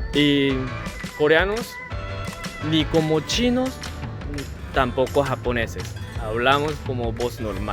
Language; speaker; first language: Spanish; non-native, learner; Korean